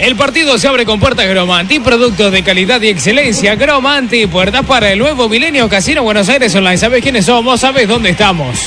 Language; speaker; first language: Spanish; native; Spanish